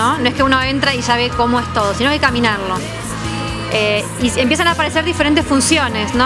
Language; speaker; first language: Spanish; native; Spanish